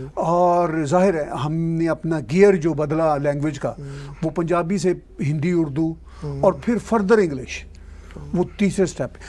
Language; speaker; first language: Urdu; non-native, local second language; Punjabi